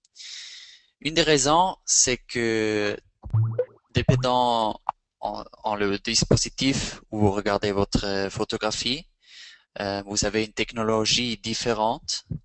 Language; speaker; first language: French; non-native, fluent; Spanish